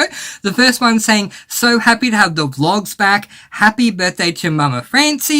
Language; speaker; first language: English; native; English